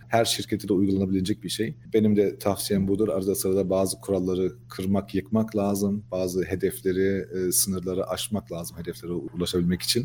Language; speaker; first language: Turkish; early bilingual, heritage; Turkish